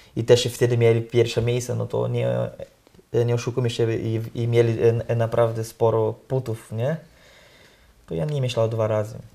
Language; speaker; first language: Polish; non-native, learner; Portuguese